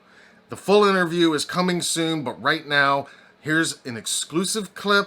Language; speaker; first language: English; native; English